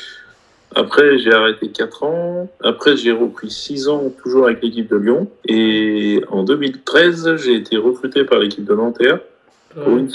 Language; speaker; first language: French; native; French